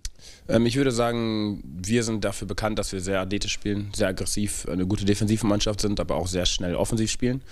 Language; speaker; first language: German; native; German